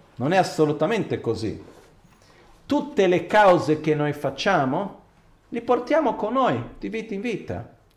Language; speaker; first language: Italian; non-native, fluent; Portuguese